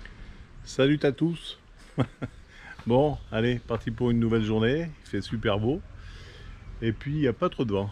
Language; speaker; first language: French; native; French